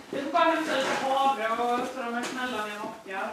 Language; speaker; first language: Swedish; native; Swedish